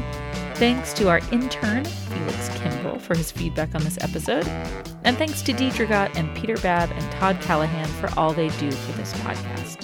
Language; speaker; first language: English; native; English